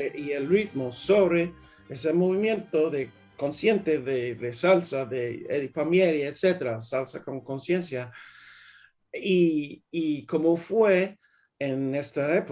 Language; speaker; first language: Spanish; early bilingual, heritage; English